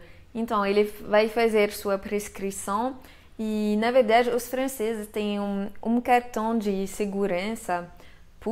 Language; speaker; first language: Portuguese; non-native, fluent; French